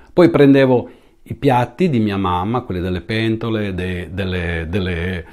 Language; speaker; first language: Italian; native; Italian